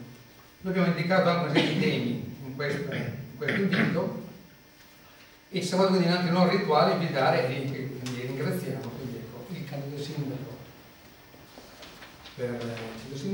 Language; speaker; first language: Italian; native; Italian